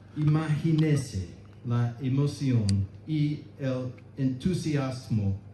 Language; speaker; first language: Spanish; non-native, learner; English